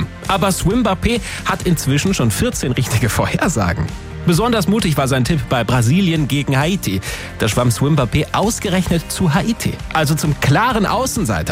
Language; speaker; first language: German; native; German